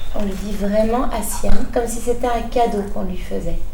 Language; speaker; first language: French; native; French